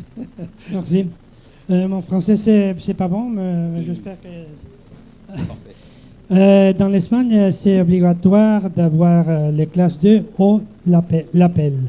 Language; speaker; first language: French; non-native, learner; Spanish